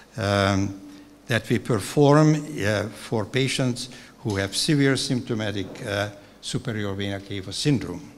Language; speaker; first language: English; non-native, fluent; Hungarian